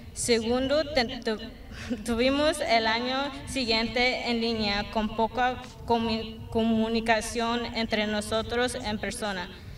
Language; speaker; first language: Spanish; early bilingual, heritage; Spanish